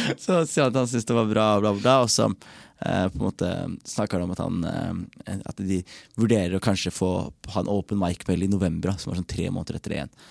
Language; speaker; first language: Norwegian; early bilingual, other home language; Somali